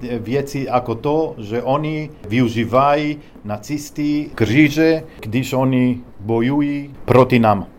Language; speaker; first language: Czech; non-native, learner; Hebrew